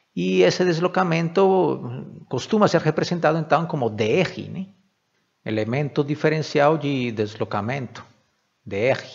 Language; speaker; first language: Portuguese; non-native, fluent; Spanish